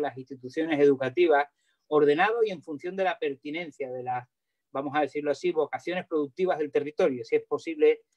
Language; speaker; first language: Spanish; native; Spanish